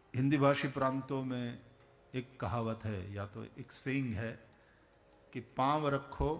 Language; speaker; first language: Hindi; non-native, local second language; Gujarati